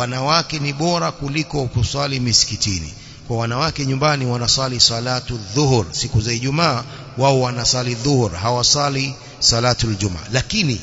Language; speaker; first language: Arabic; non-native, fluent; Swahili